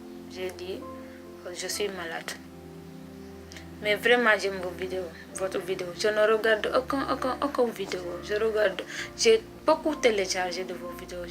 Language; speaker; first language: French; non-native, local second language; Wolof